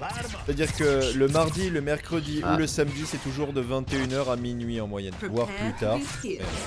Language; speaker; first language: French; native; French